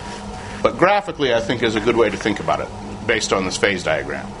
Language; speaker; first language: English; native; English